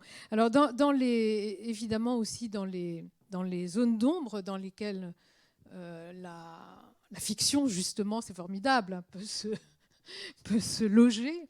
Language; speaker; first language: French; native; French